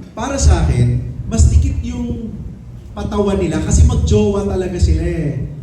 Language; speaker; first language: Filipino; native; Filipino